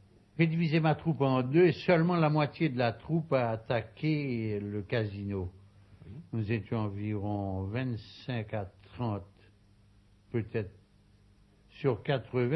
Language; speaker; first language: French; native; French